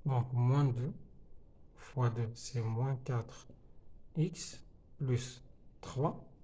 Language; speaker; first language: French; non-native, local second language; Arabic